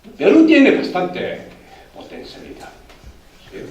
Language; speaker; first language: Spanish; non-native, learner; Korean